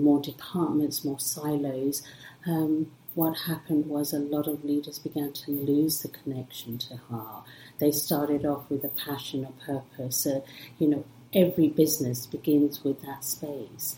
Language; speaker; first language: English; early bilingual, other home language; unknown